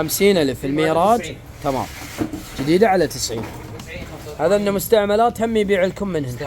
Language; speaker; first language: Arabic; native; Arabic